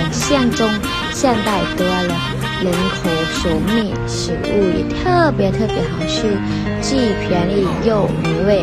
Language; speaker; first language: Chinese; non-native, fluent; Lao